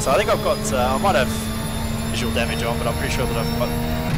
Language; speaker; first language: English; native; English